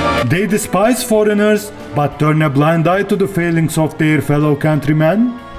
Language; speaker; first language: English; non-native, fluent; Turkish